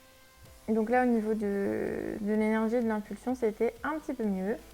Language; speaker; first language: French; native; French